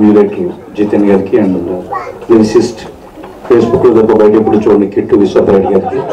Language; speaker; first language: Telugu; native; Telugu